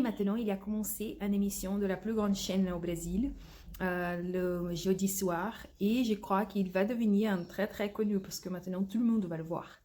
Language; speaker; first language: French; non-native, fluent; Portuguese